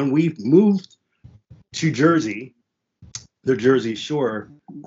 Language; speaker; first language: English; early bilingual, other home language; French